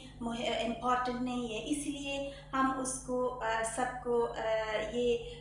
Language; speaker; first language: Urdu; non-native, learner; Persian